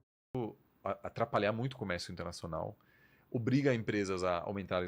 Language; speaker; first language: Portuguese; non-native, fluent; German